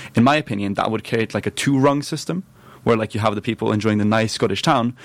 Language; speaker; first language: English; non-native, fluent; Norwegian